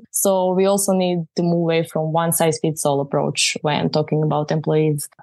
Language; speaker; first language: English; non-native, fluent; Croatian